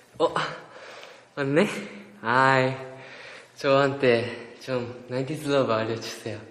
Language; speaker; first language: Korean; non-native, fluent; Japanese